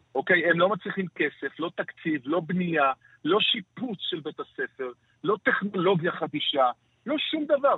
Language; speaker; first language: Hebrew; native; Hebrew